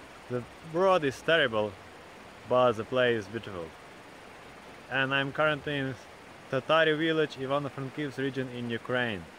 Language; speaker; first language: English; non-native, fluent; Ukrainian